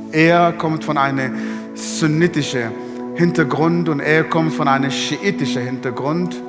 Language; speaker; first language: German; non-native, fluent; Arabic